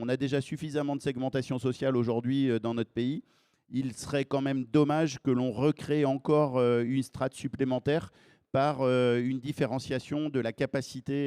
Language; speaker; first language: French; native; French